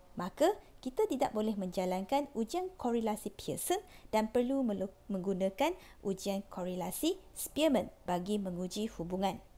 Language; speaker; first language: Malay; non-native, local second language; Chinese